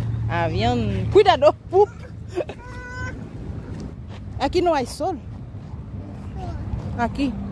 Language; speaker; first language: Spanish; non-native, learner; Haitian Creole